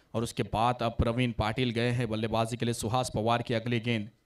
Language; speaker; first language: Hindi; non-native, local second language; Marathi